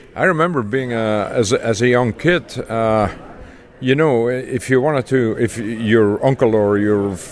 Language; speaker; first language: English; non-native, fluent; Dutch